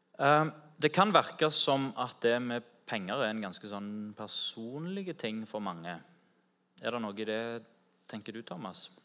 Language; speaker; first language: Norwegian; native; Norwegian